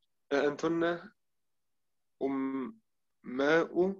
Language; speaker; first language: Arabic; non-native, learner; German